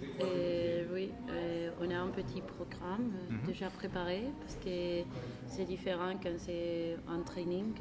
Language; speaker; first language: French; non-native, learner; Spanish